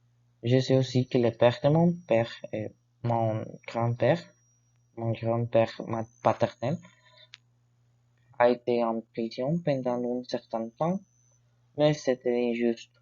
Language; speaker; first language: French; non-native, learner; Spanish